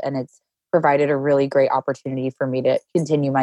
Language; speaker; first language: English; native; English